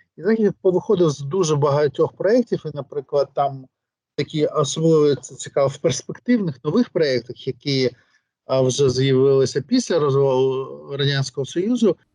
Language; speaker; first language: Ukrainian; native; Ukrainian